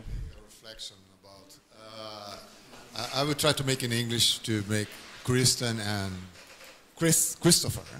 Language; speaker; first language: English; non-native, learner; Portuguese